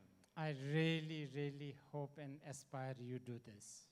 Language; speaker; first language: English; non-native, learner; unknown